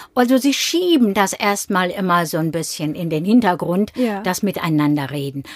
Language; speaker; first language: German; native; German